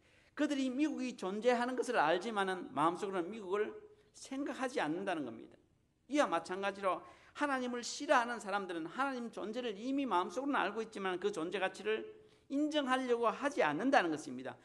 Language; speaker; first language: Korean; native; Korean